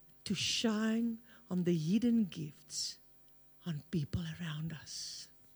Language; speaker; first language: English; non-native, local second language; Afrikaans